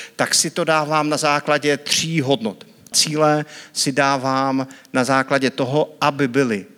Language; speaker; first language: Czech; native; Czech